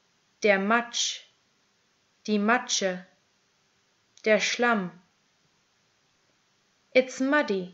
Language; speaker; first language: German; native; German